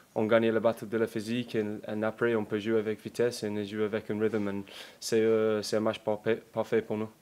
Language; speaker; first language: French; non-native, learner; English